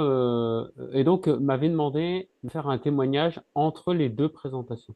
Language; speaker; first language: French; native; French